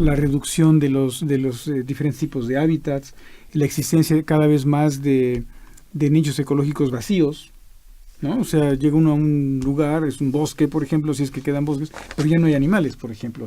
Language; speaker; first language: Spanish; native; Spanish